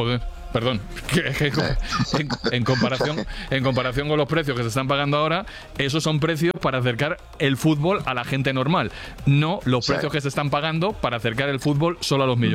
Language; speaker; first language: Spanish; native; Spanish